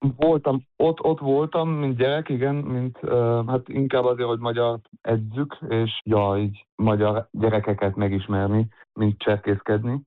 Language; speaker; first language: Hungarian; early bilingual, heritage; Hungarian